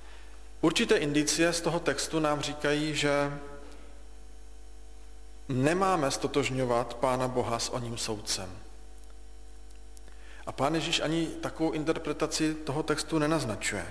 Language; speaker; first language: Czech; native; Czech